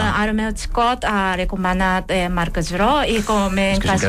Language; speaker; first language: Catalan; non-native, learner; Japanese